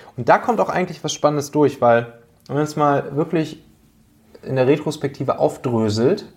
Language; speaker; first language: German; native; German